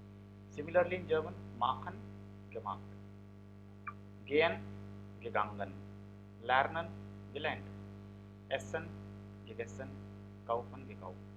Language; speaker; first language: German; non-native, fluent; Hindi